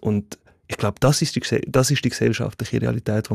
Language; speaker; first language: German; early bilingual, other home language; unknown